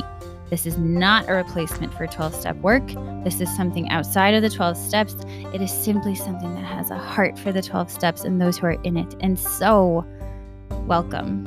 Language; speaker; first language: English; native; English